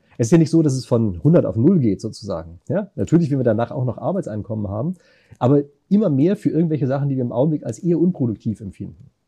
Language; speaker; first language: German; native; German